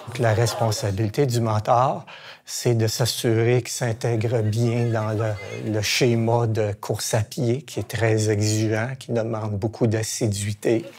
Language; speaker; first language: French; native; French